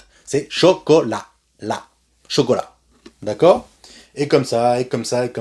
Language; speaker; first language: French; non-native, fluent; Spanish